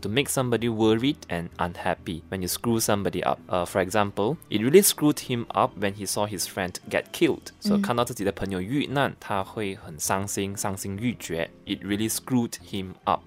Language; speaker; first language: English; non-native, local second language; Chinese